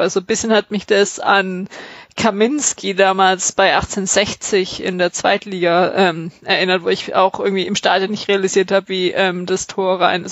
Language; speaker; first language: German; native; German